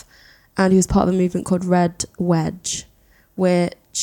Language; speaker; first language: English; native; English